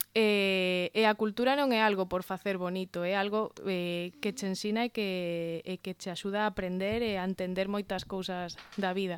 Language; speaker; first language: Galician; non-native, local second language; Spanish